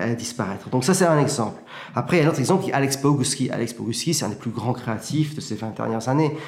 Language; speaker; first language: French; early bilingual, heritage; French